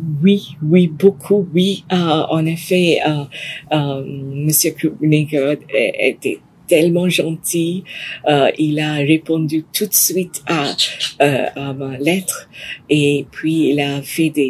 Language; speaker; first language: French; non-native, fluent; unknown